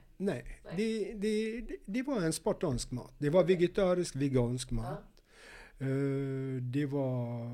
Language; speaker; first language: Swedish; non-native, fluent; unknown